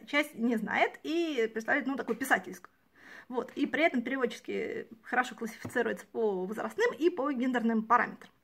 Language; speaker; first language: Russian; native; Russian